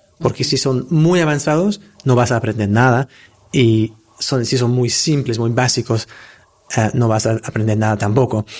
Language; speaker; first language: Spanish; non-native, fluent; English